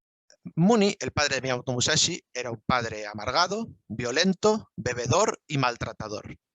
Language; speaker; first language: Spanish; native; Spanish